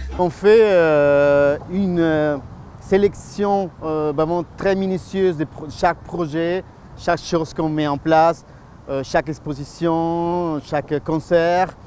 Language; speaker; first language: French; non-native, fluent; Spanish